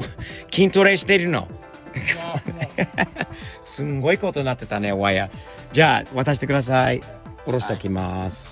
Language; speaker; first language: Japanese; native; Japanese